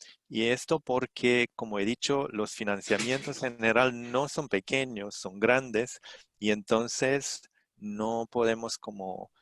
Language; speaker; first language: Spanish; non-native, fluent; Romanian